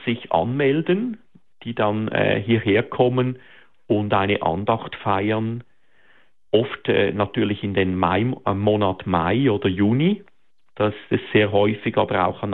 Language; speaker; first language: German; native; German